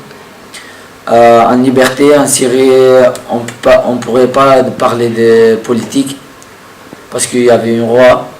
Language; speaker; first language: French; non-native, learner; Kurdish